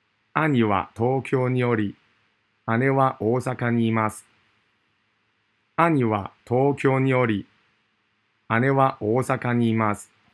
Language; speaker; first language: Japanese; non-native, fluent; Cantonese